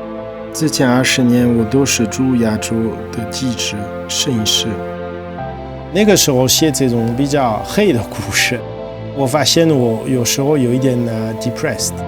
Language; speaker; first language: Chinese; non-native, fluent; French